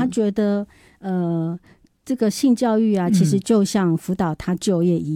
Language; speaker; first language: Chinese; native; Chinese